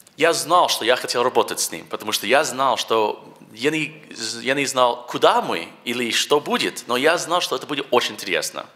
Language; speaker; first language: Russian; non-native, learner; English